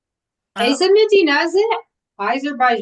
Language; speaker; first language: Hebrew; non-native, learner; English